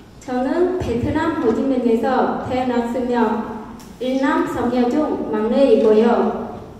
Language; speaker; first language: Korean; non-native, fluent; Vietnamese